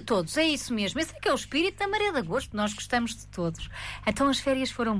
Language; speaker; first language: Portuguese; native; Portuguese